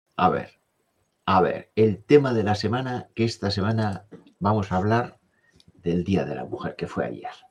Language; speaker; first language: Spanish; native; Spanish